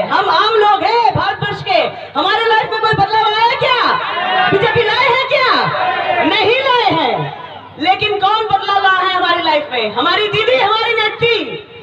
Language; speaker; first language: Hindi; non-native, local second language; Bangla